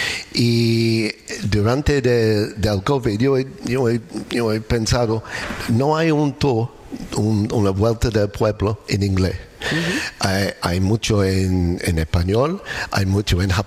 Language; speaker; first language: Spanish; non-native, learner; English